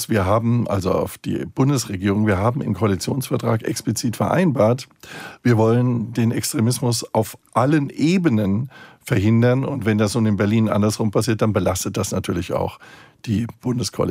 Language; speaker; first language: German; native; German